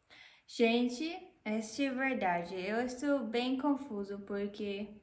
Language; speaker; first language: Portuguese; non-native, fluent; German